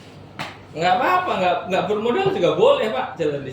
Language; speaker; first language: Indonesian; native; Indonesian